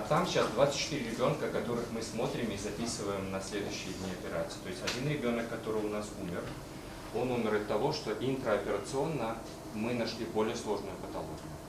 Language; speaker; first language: Russian; native; Russian